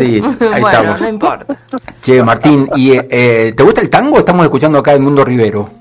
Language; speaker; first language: Spanish; native; Spanish